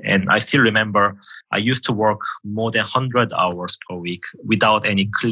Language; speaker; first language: English; non-native, fluent; Korean